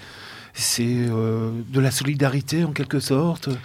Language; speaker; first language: French; native; French